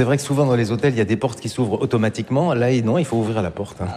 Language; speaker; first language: French; native; French